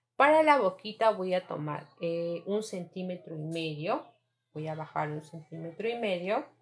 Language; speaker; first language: Spanish; native; Spanish